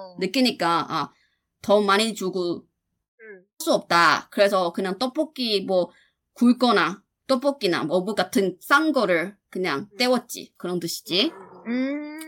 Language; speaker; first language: Korean; non-native, fluent; Chinese